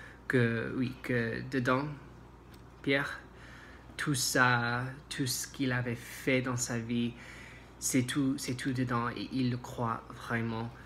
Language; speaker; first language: French; non-native, learner; English